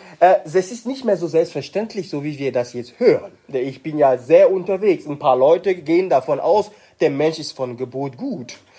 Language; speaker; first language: German; non-native, fluent; French